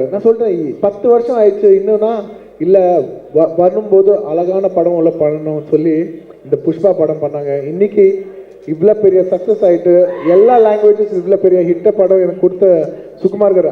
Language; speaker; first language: Tamil; non-native, fluent; Telugu